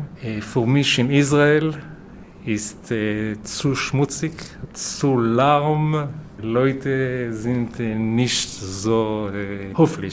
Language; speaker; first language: German; non-native, learner; Hebrew